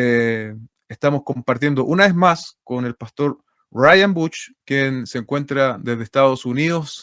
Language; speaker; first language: Spanish; native; Spanish